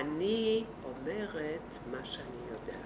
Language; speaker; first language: Hebrew; non-native, fluent; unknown